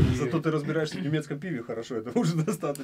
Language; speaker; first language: Russian; native; Russian